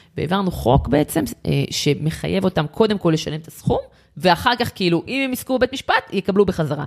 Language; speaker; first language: Hebrew; native; Hebrew